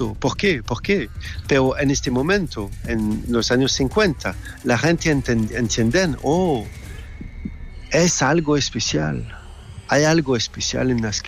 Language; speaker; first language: Spanish; non-native, fluent; French